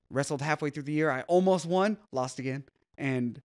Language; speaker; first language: English; native; English